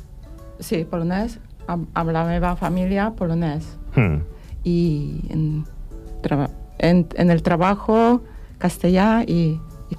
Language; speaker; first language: Catalan; non-native, learner; Polish